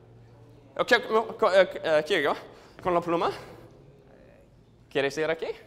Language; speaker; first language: Spanish; non-native, learner; English